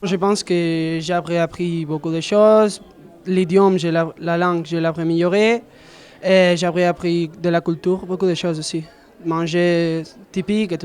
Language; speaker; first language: French; non-native, learner; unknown